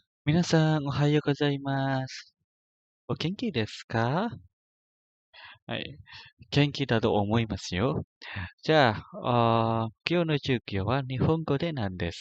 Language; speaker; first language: Japanese; non-native, fluent; Indonesian